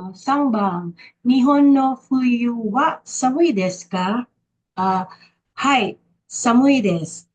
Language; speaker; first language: Japanese; non-native, learner; Filipino